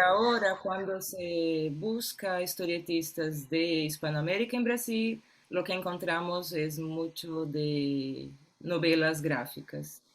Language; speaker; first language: Spanish; non-native, fluent; Portuguese